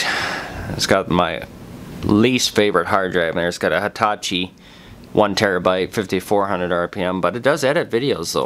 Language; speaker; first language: English; native; English